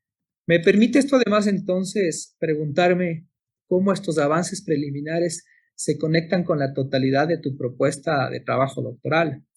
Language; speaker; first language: Spanish; native; Spanish